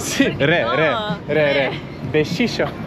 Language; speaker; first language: Spanish; non-native, learner; Lithuanian